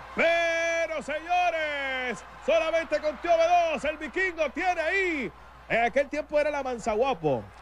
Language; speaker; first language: Spanish; native; Spanish